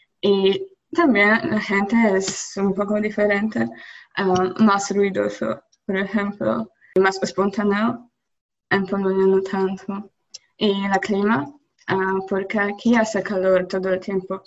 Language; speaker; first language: Spanish; non-native, learner; Polish